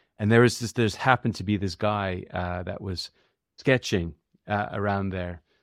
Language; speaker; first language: English; native; English